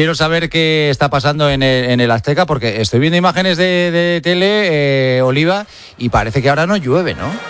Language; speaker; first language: Spanish; native; Spanish